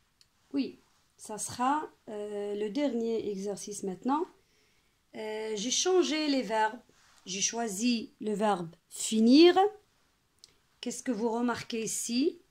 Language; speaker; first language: French; non-native, local second language; Arabic